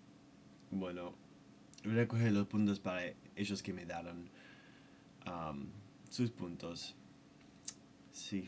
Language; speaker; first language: Spanish; non-native, fluent; English